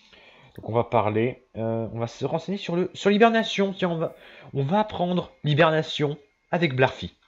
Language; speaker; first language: French; native; French